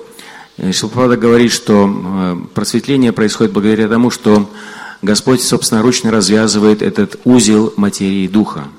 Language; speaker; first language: Russian; native; Russian